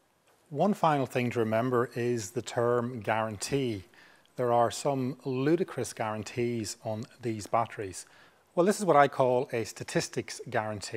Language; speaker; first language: English; native; English